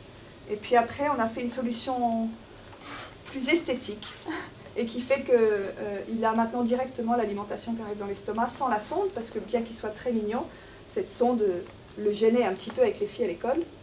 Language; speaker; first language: French; native; French